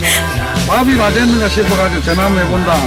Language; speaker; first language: Korean; native; Korean